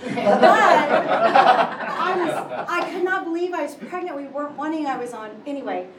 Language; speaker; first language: English; native; English